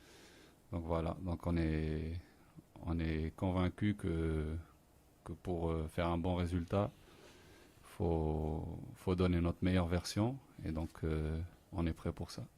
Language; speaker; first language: French; non-native, local second language; Arabic